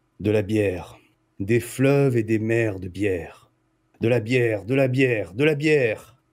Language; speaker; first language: French; native; French